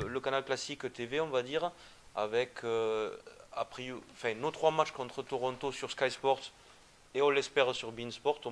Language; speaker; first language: French; native; French